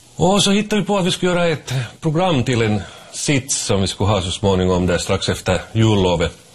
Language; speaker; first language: Swedish; native; Swedish